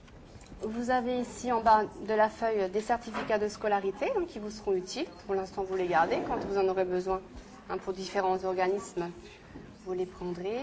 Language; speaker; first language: French; native; French